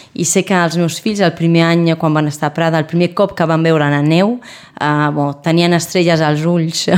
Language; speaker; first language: Catalan; non-native, local second language; Spanish